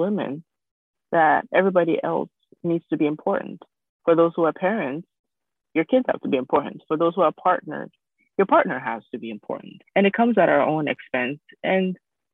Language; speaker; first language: English; non-native, local second language; Akan